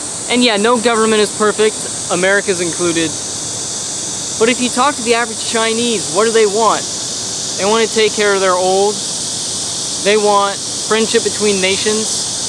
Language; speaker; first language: English; native; English